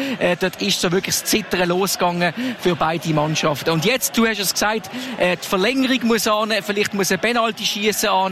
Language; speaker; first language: German; native; German